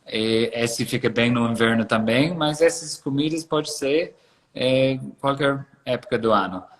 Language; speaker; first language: Portuguese; non-native, fluent; English